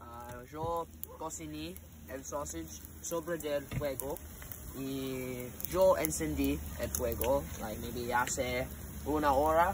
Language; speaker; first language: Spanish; non-native, learner; English